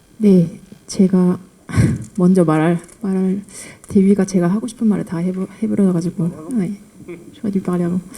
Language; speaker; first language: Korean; early bilingual, heritage; Korean